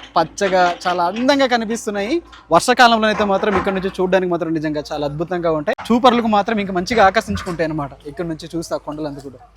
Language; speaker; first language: Telugu; non-native, local second language; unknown